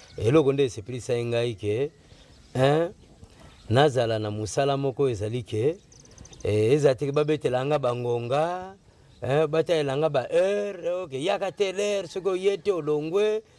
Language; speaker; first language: Lingala; non-native, local second language; Kongo